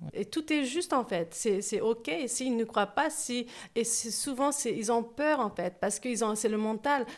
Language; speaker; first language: French; early bilingual, other home language; Turkish